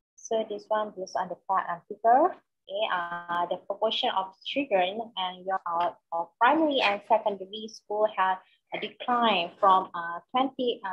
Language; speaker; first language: English; non-native, local second language; Malay